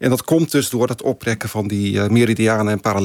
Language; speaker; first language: Dutch; native; Dutch